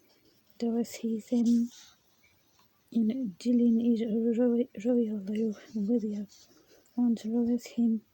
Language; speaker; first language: Welsh; non-native, learner; English